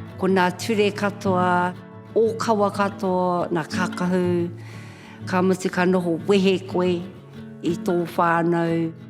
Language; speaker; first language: Māori; non-native, local second language; English